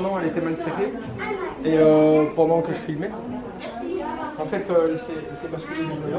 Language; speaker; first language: French; native; French